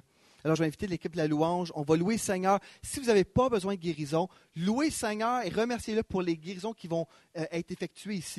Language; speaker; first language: French; native; French